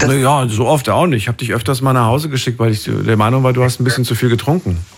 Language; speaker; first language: German; native; German